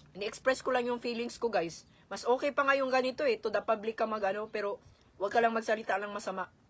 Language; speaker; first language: Filipino; non-native, local second language; Cebuano